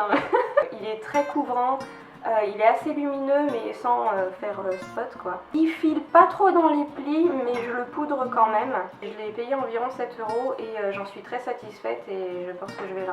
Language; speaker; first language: French; native; French